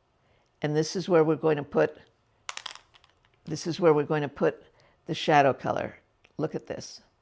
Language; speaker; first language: English; native; English